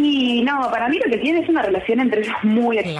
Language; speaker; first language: Spanish; native; Spanish